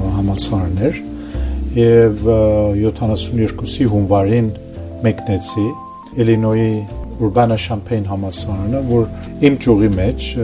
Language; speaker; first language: Armenian; early bilingual, heritage; Armenian